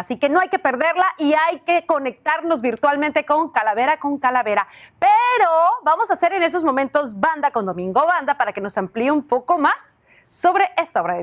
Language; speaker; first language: Spanish; native; Spanish